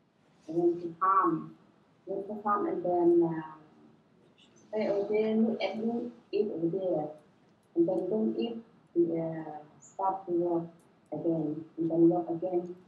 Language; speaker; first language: English; non-native, learner; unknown